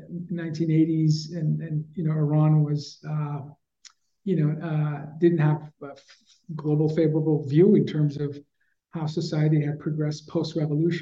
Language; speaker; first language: English; early bilingual, other home language; Persian